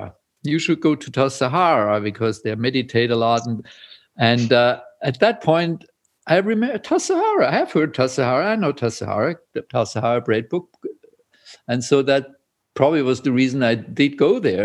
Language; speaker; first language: English; non-native, fluent; German